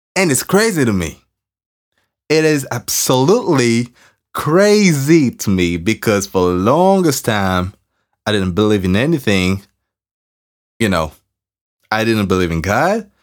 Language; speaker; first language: English; non-native, fluent; French